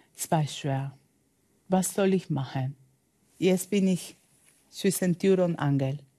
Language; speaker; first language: German; non-native, learner; Spanish